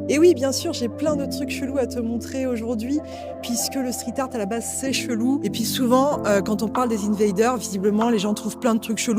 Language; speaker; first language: French; native; French